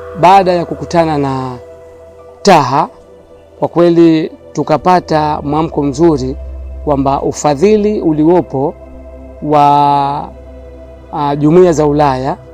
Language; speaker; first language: Swahili; native; Swahili